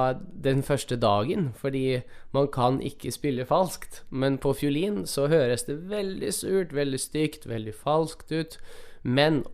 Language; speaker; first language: Norwegian; early bilingual, other home language; Russian